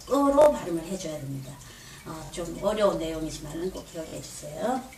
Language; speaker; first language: Korean; native; Korean